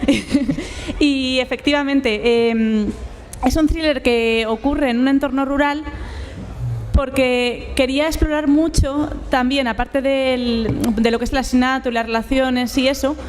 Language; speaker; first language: Spanish; native; Spanish